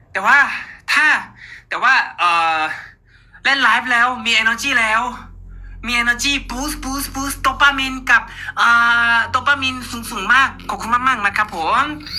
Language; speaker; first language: Thai; non-native, fluent; Korean